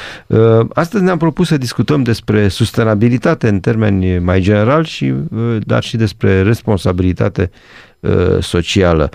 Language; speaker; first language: Romanian; native; Romanian